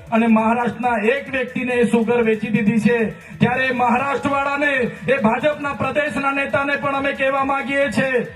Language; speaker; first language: Gujarati; non-native, local second language; Vasavi